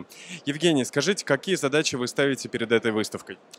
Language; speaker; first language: Russian; native; Russian